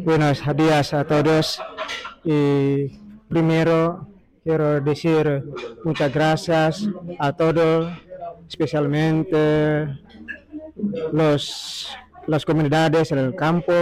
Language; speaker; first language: Spanish; non-native, learner; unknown